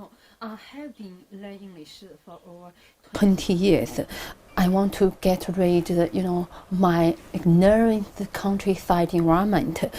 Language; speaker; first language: English; non-native, learner; Chinese